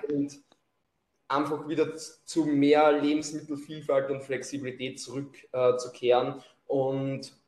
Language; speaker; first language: German; native; German